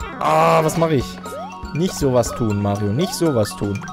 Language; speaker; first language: German; native; German